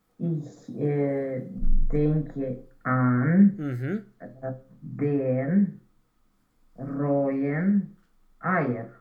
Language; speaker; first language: German; non-native, learner; Romanian